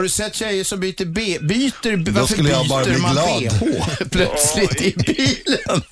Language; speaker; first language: Swedish; native; Swedish